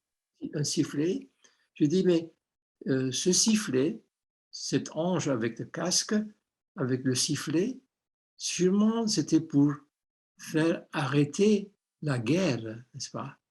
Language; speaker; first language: French; non-native, fluent; Armenian